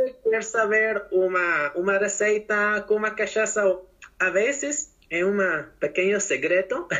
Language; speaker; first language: Portuguese; non-native, learner; Spanish